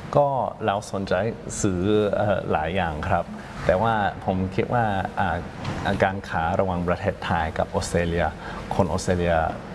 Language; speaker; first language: Thai; non-native, fluent; English